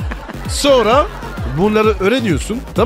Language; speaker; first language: Turkish; non-native, fluent; French